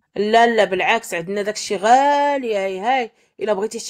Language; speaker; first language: Arabic; native; Arabic